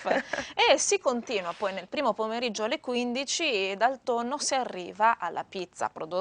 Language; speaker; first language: Italian; native; Italian